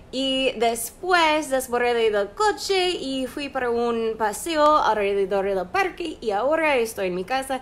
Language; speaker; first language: Spanish; non-native, fluent; English